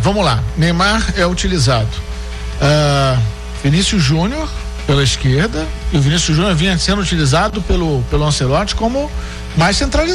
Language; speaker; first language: Portuguese; native; Portuguese